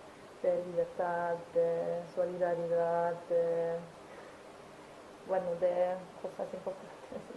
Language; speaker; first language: Spanish; non-native, fluent; German